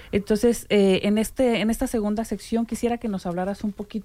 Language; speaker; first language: Spanish; native; Spanish